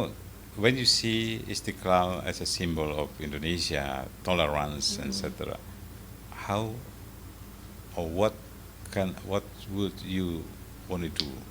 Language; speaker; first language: English; non-native, fluent; Indonesian